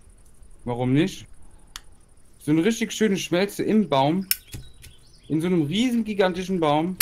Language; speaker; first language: German; native; German